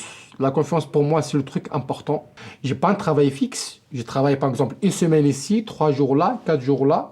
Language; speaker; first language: French; non-native, local second language; Arabic